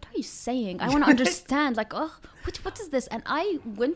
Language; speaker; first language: English; non-native, fluent; Arabic